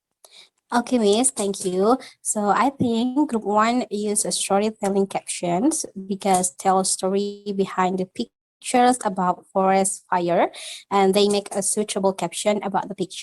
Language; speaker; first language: English; non-native, learner; Indonesian